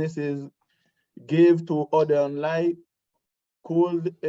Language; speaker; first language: English; non-native, learner; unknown